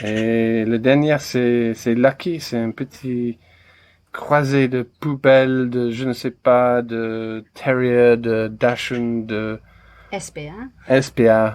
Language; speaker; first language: French; non-native, learner; English